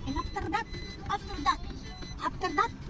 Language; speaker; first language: English; non-native, local second language; Filipino